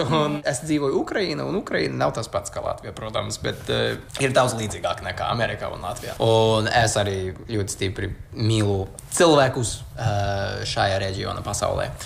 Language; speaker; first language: Latvian; non-native, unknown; English